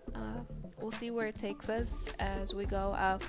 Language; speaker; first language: English; native; English